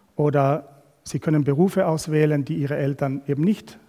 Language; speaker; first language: German; non-native, fluent; Spanish